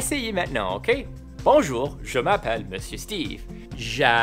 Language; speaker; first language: French; non-native, fluent; English